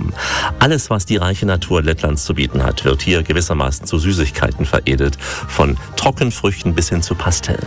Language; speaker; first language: German; native; German